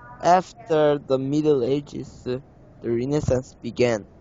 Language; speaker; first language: English; non-native, learner; Korean